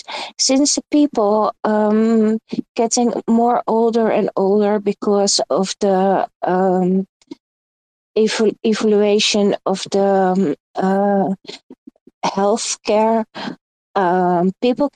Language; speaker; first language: English; non-native, learner; Dutch